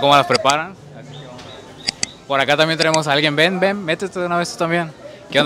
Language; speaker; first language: Spanish; native; Spanish